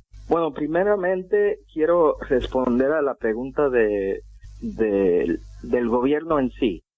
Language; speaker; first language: Spanish; non-native, fluent; English